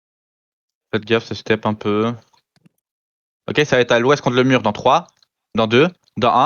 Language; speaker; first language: French; native; French